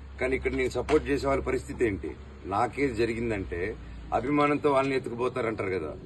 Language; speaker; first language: Telugu; native; Telugu